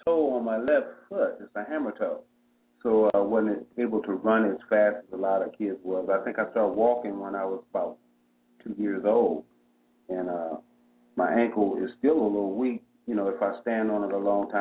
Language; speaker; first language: English; native; English